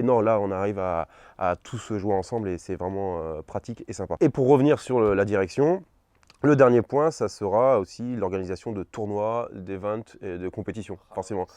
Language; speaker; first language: French; native; French